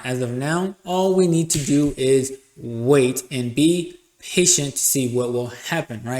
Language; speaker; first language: English; native; English